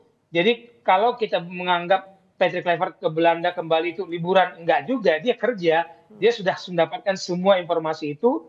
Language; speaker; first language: Indonesian; native; Indonesian